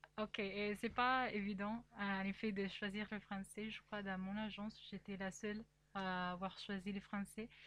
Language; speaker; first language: French; non-native, fluent; Italian